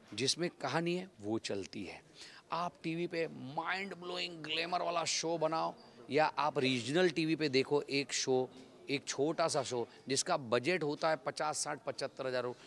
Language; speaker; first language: Hindi; non-native, local second language; Gujarati